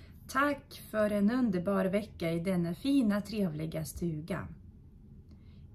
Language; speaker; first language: Swedish; non-native, fluent; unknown